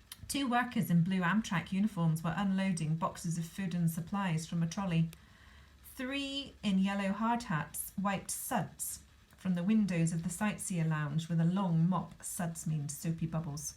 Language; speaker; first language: English; native; English